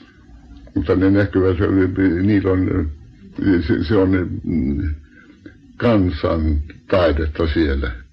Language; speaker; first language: Finnish; non-native, local second language; Swedish